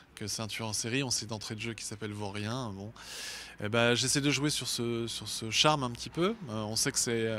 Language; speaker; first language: French; native; French